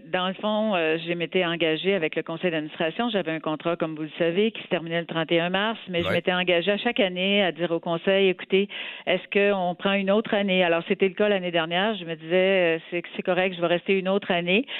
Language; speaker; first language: French; native; French